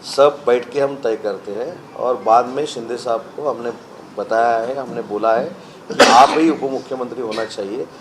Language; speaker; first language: Hindi; non-native, local second language; Marathi